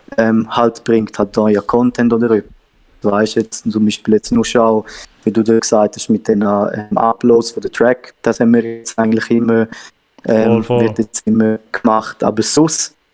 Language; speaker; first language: German; native; German